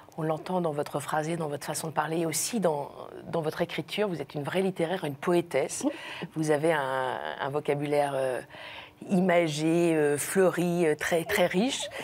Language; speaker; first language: French; native; French